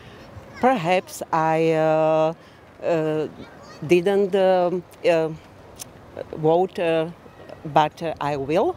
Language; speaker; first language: English; non-native, learner; Slovak